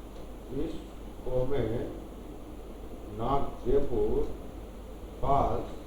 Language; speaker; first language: German; non-native, learner; Hindi